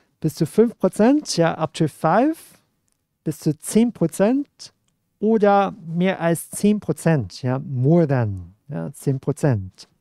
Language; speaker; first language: German; non-native, fluent; Cantonese